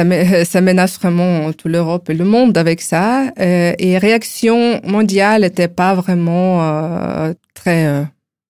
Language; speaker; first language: French; non-native, fluent; Ukrainian